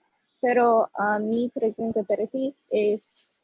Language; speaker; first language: Spanish; non-native, learner; English